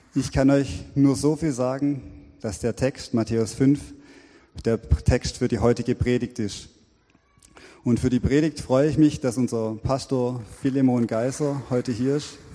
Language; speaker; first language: German; native; German